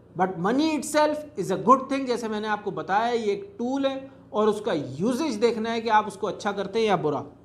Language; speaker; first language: Urdu; native; Urdu